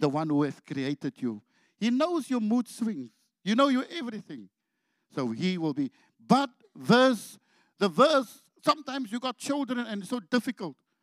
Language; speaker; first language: English; non-native, local second language; Afrikaans